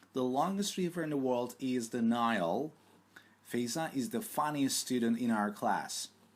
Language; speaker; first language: English; non-native, fluent; Turkish